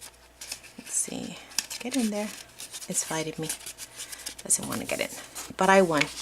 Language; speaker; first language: English; native; English